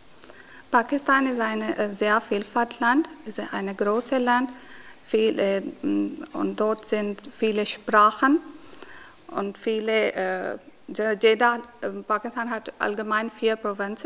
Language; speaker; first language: German; non-native, learner; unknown